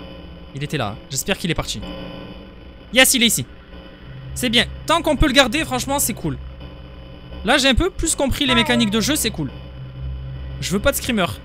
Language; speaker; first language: French; native; French